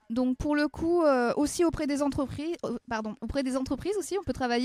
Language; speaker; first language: French; native; French